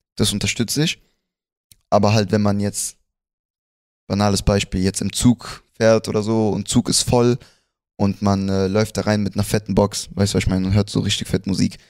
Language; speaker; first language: German; early bilingual, other home language; Spanish